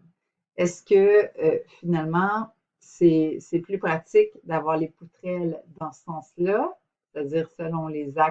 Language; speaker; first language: French; native; French